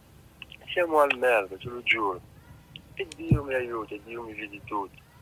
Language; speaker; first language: Italian; non-native, learner; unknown